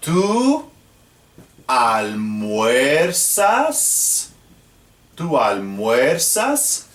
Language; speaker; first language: Spanish; non-native, fluent; English